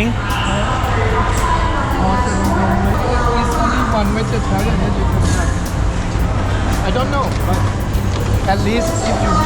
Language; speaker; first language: English; non-native, learner; Thai